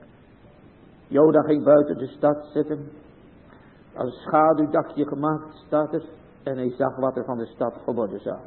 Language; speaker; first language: Dutch; native; Dutch